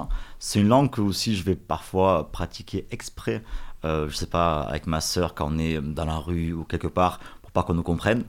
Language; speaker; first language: French; early bilingual, other home language; Russian